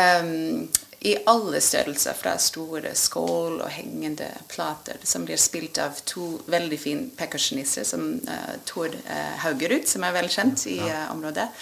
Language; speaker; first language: Norwegian; non-native, fluent; English